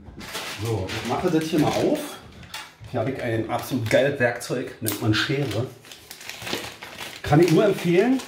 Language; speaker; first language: German; native; German